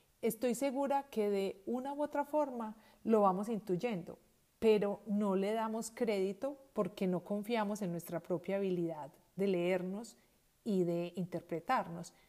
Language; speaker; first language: Spanish; native; Spanish